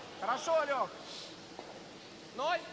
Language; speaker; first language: Russian; native; Russian